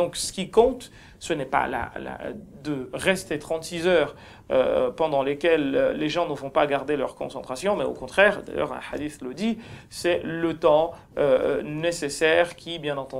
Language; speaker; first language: French; non-native, local second language; Ngazidja Comorian